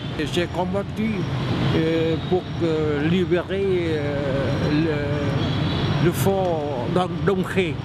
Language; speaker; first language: French; non-native, local second language; Vietnamese